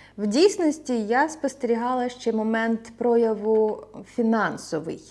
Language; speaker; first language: Ukrainian; non-native, local second language; Russian